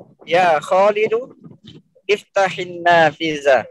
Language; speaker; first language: Arabic; non-native, learner; Indonesian